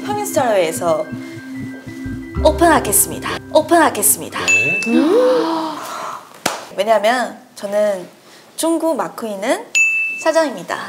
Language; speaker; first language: Korean; non-native, learner; Chinese